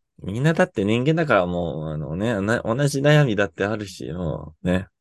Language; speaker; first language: Japanese; non-native, fluent; English